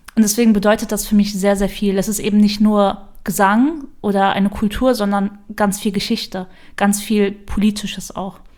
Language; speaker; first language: German; early bilingual, other home language; Kurdish